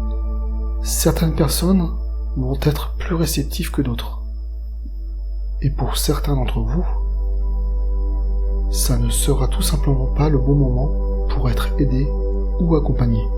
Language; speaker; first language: French; native; French